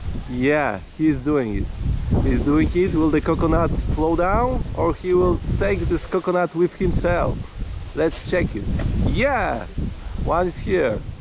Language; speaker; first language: English; non-native, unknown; Polish